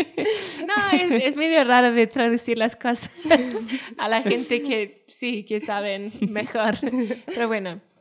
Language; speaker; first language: Spanish; non-native, fluent; Welsh